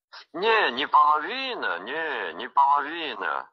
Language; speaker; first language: Russian; non-native, local second language; Abkhazian